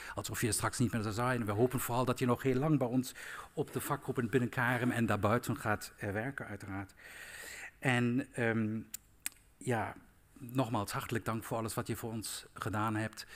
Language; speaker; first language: Dutch; non-native, fluent; German